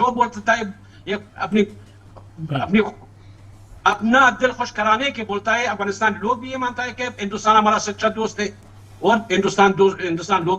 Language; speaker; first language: Hindi; non-native, learner; Pashto